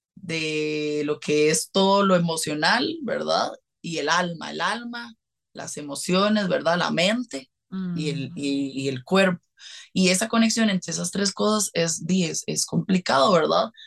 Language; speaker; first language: Spanish; native; Spanish